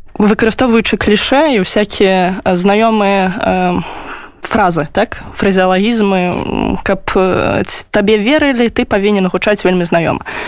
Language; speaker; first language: Belarusian; non-native, local second language; Russian